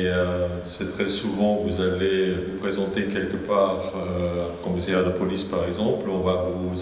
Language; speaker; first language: French; native; French